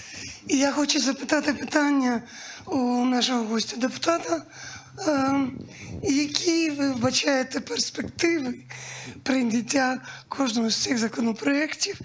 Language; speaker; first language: Ukrainian; native; Ukrainian